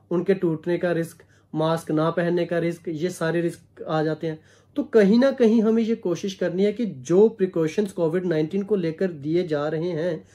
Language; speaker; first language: Hindi; non-native, local second language; Punjabi